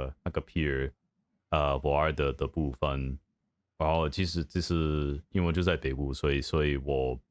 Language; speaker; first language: Chinese; non-native, fluent; English